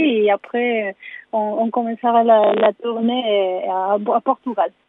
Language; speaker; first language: French; non-native, learner; Spanish